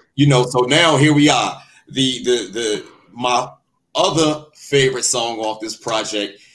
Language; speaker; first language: English; native; English